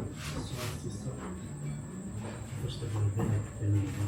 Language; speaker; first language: Portuguese; non-native, learner; Filipino